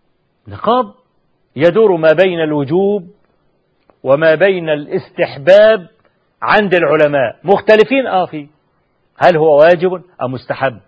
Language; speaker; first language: Arabic; native; Arabic